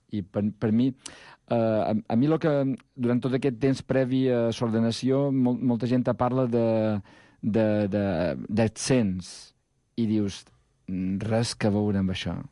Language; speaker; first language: Catalan; native; Catalan